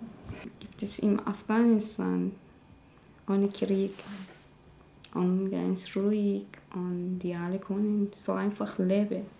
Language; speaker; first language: German; non-native, learner; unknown